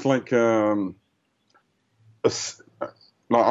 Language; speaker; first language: English; native; English